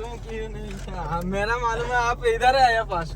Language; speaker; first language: Hindi; non-native, learner; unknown